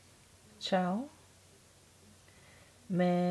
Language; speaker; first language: Italian; non-native, learner; English